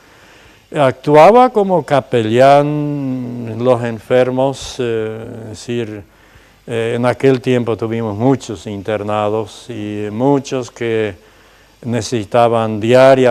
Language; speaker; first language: Spanish; non-native, local second language; Plautdietsch